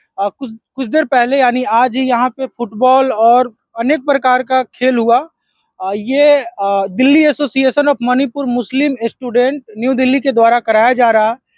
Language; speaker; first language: Hindi; native; Hindi